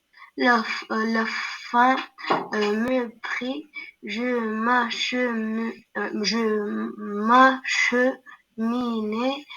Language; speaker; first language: French; non-native, learner; Arabic